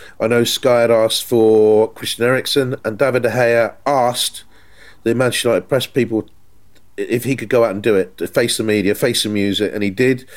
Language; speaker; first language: English; native; English